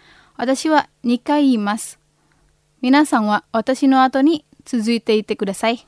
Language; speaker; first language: Japanese; non-native, fluent; Indonesian